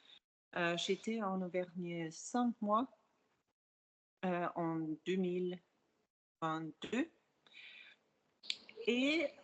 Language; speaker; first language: French; non-native, fluent; German